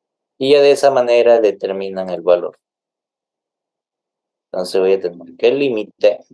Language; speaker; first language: Spanish; native; Spanish